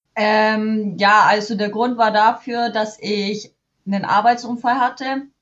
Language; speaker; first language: German; native; German